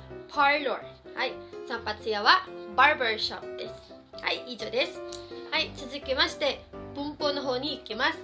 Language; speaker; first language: Japanese; non-native, fluent; Filipino